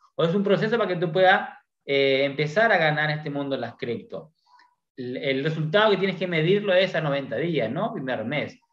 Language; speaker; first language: Spanish; native; Spanish